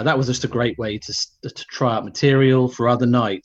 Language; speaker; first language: English; native; English